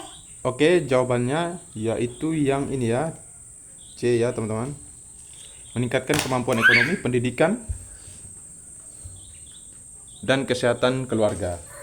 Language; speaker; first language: Indonesian; native; Indonesian